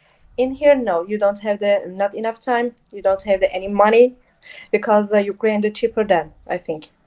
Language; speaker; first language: English; non-native, local second language; Turkish